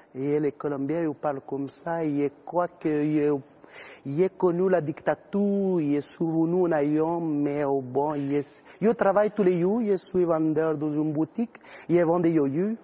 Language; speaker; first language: French; early bilingual, other home language; Arabic